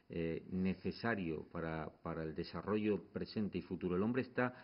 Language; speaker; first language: Spanish; native; Spanish